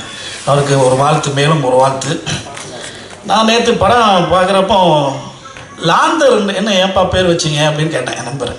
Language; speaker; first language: Tamil; native; Tamil